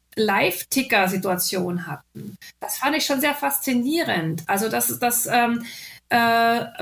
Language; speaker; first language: German; native; German